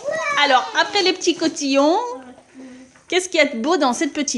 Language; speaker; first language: French; native; French